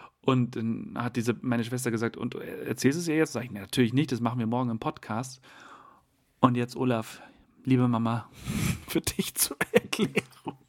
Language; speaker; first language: German; native; German